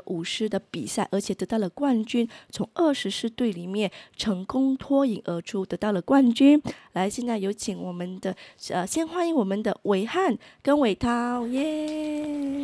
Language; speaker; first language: Chinese; native; Chinese